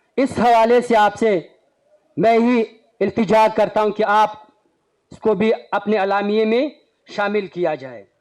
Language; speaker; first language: Urdu; non-native, local second language; Pashto